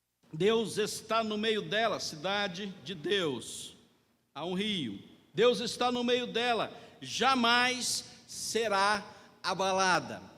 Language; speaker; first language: Portuguese; native; Portuguese